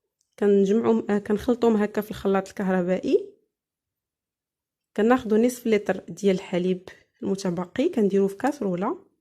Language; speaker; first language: Arabic; native; Arabic